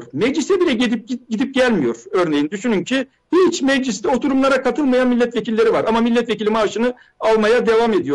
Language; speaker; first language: Turkish; native; Turkish